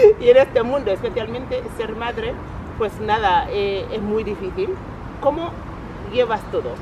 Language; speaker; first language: Spanish; non-native, fluent; English